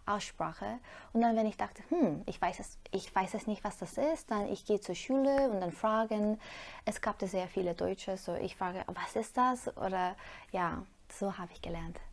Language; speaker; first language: German; non-native, learner; Korean